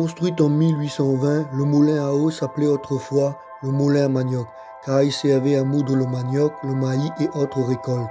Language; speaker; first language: French; non-native, local second language; Réunion Creole French